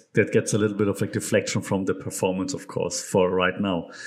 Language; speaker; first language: English; non-native, fluent; German